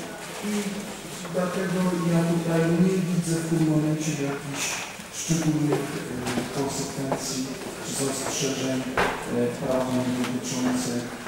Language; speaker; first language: Polish; native; Polish